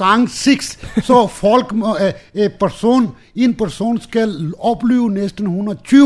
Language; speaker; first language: Danish; non-native, learner; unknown